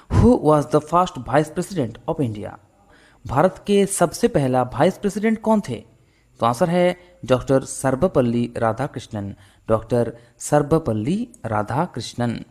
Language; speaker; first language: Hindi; non-native, local second language; Bangla